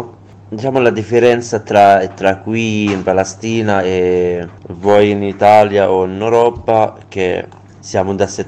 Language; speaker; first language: Italian; non-native, learner; Arabic